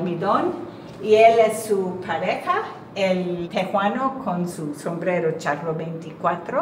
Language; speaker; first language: Spanish; non-native, fluent; English